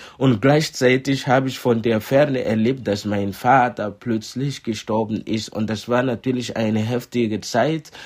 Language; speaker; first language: German; non-native, fluent; Mossi